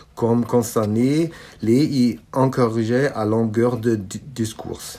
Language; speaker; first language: French; non-native, learner; German